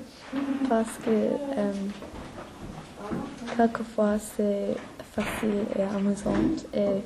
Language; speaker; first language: French; non-native, learner; English